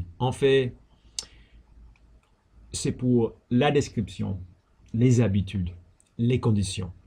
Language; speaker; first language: French; non-native, fluent; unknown